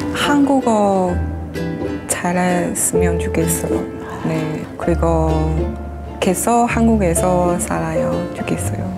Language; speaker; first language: Korean; non-native, learner; Chinese